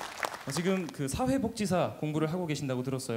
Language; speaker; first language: Korean; native; Korean